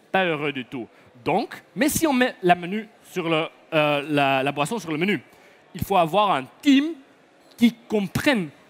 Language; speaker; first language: French; non-native, fluent; Dutch